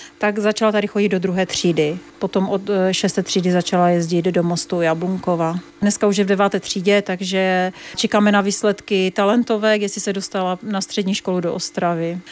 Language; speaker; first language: Czech; native; Czech